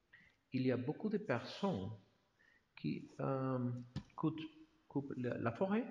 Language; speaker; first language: French; non-native, learner; Spanish